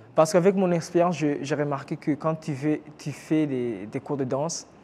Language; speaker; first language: French; non-native, local second language; Kinyarwanda